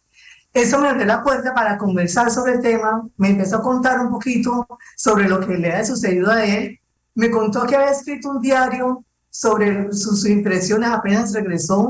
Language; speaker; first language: Spanish; native; Spanish